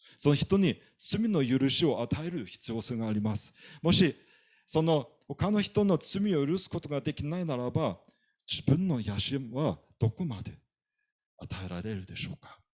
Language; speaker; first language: Japanese; non-native, fluent; German